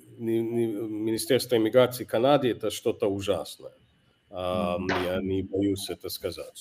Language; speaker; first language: Russian; non-native, fluent; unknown